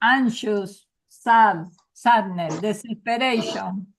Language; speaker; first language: English; non-native, learner; Spanish